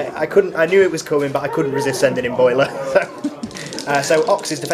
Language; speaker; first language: English; native; English